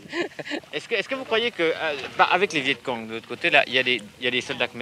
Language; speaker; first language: French; native; French